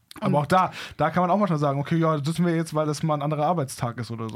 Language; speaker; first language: German; native; German